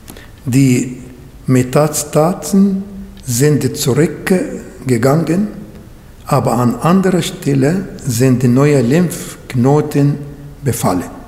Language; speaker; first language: German; non-native, fluent; Arabic